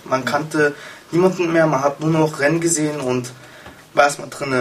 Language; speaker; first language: German; early bilingual, other home language; Kurdish